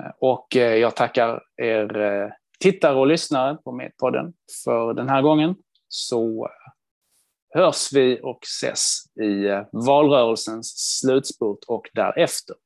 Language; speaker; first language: Swedish; early bilingual, other home language; Hebrew